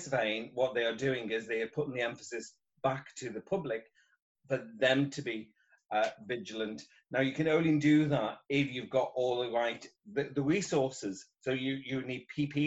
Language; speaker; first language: English; native; English